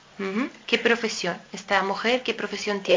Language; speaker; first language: Spanish; native; Spanish